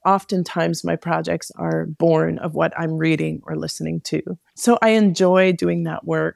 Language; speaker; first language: English; native; English